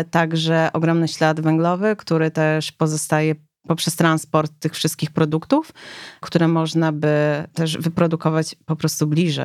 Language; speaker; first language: Polish; native; Polish